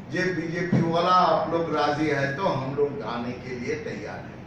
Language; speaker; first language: Hindi; non-native, local second language; Bangla